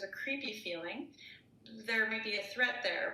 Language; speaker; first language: English; native; English